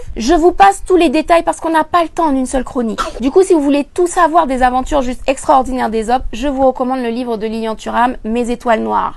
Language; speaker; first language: French; native; French